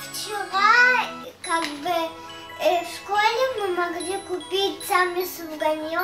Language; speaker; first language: Russian; early bilingual, heritage; Russian